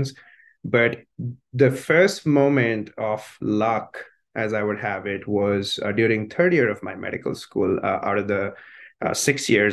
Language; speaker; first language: English; non-native, local second language; Hindi